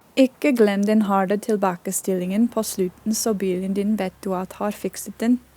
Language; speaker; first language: Norwegian; non-native, learner; English